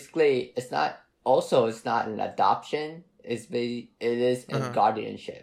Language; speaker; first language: English; non-native, fluent; Vietnamese